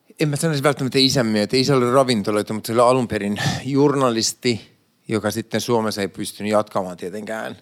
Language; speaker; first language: Finnish; early bilingual, other home language; Persian